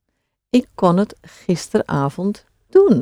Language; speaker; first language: Dutch; non-native, fluent; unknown